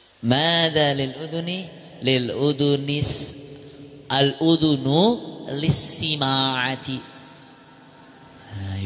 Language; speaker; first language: Arabic; non-native, fluent; Indonesian